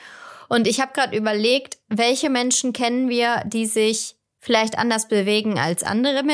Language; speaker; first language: German; native; German